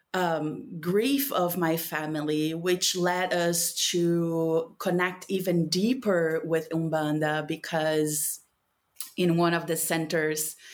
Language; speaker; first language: English; non-native, fluent; Portuguese